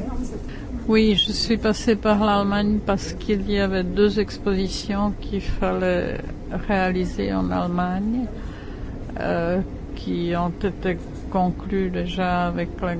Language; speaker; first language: French; non-native, fluent; Czech